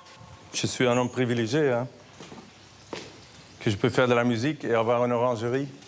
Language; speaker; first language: French; non-native, fluent; Dutch